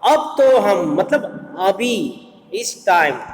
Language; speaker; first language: Hindi; non-native, local second language; Kannada